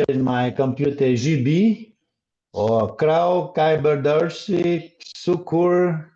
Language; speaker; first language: English; non-native, learner; Portuguese